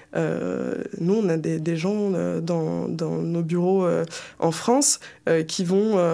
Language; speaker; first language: French; native; French